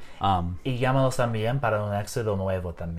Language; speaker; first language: Spanish; non-native, learner; English